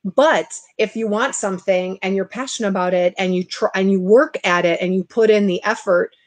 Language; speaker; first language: English; native; English